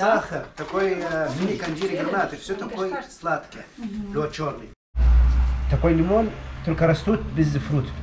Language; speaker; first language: Russian; non-native, learner; Arabic